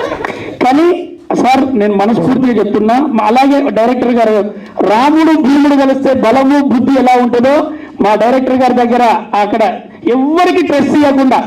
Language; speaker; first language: Telugu; native; Telugu